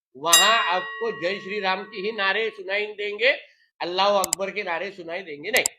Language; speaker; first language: Hindi; non-native, local second language; Marathi